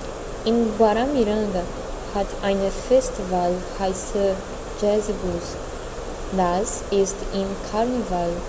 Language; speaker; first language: German; non-native, learner; Portuguese